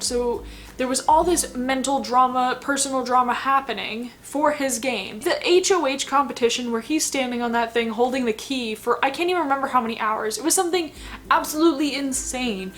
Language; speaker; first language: English; native; English